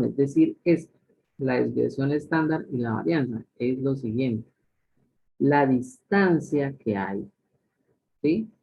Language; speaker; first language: Spanish; native; Spanish